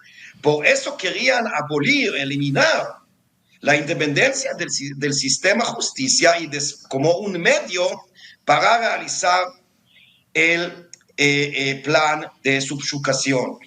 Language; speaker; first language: Spanish; non-native, fluent; Hebrew